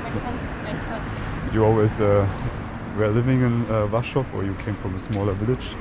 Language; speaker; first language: English; non-native, fluent; German